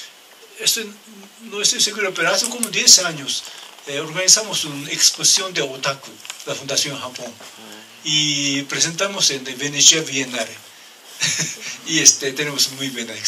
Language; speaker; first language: Spanish; non-native, learner; Japanese